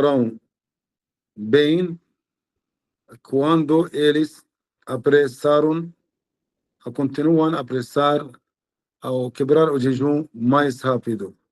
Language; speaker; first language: Portuguese; non-native, fluent; Arabic